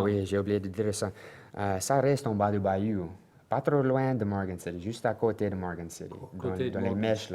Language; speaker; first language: French; non-native, local second language; English